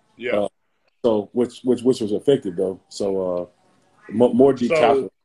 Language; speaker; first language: English; native; English